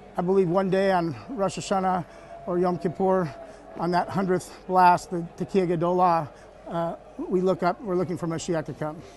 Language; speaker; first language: English; native; English